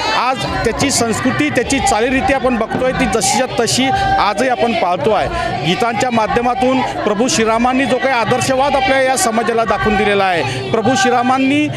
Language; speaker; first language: Marathi; non-native, local second language; Lambadi